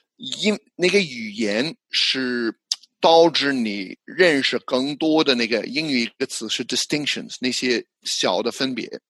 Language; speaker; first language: Chinese; non-native, fluent; English